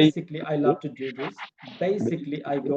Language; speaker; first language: English; non-native, fluent; Bangla